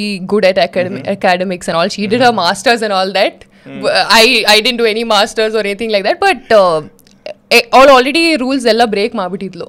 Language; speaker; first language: English; non-native, local second language; Kannada